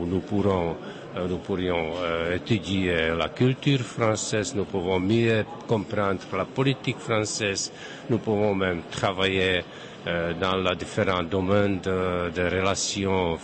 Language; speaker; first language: French; non-native, fluent; Czech